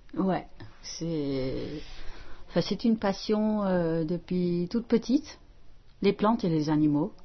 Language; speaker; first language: French; non-native, fluent; Dutch